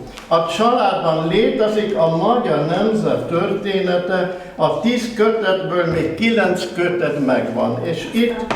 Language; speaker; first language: Hungarian; early bilingual, heritage; German